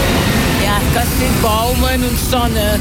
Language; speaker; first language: German; non-native, learner; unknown